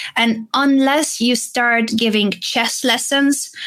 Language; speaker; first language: English; non-native, fluent; Hungarian